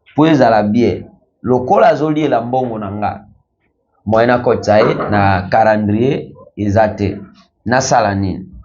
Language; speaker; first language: Lingala; native; Lingala